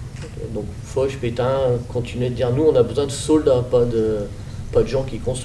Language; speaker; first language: French; native; French